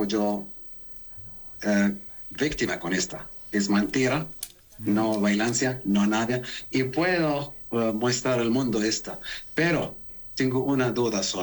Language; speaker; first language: Spanish; non-native, learner; Arabic